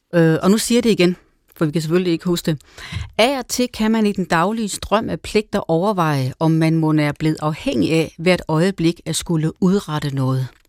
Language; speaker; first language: Danish; native; Danish